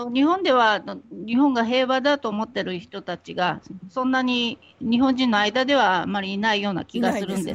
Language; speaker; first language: Japanese; non-native, fluent; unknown